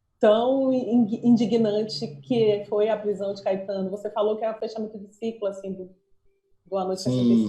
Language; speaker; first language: Portuguese; native; Portuguese